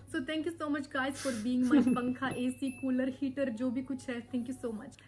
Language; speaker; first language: Hindi; early bilingual, heritage; Hindi